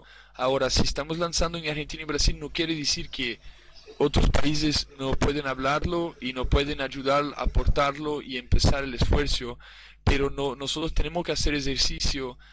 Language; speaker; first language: Spanish; non-native, fluent; Portuguese